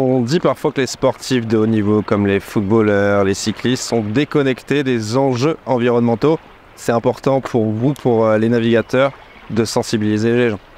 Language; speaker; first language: French; native; French